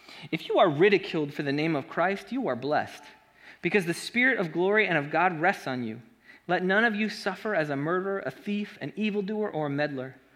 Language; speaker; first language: English; native; English